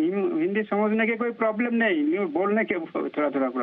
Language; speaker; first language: Hindi; non-native, local second language; Bangla